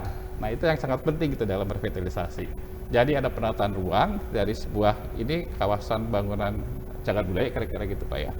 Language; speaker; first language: Indonesian; native; Indonesian